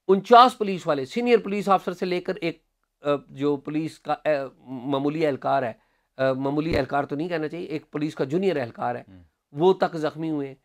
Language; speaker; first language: Urdu; non-native, local second language; Punjabi